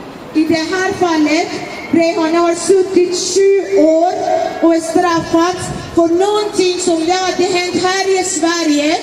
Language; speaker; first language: Swedish; non-native, fluent; Persian